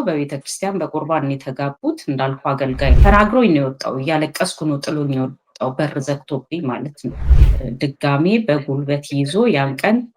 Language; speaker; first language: Amharic; native; Amharic